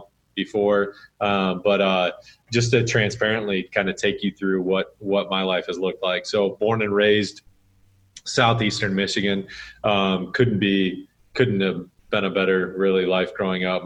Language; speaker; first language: English; native; English